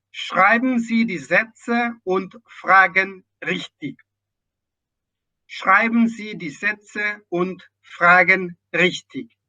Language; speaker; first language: German; non-native, fluent; Indonesian